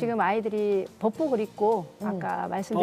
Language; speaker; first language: Korean; native; Korean